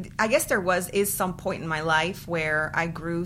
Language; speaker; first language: English; early bilingual, other home language; Spanish